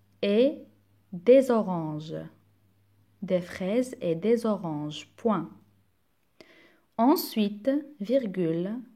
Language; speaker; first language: French; non-native, local second language; Arabic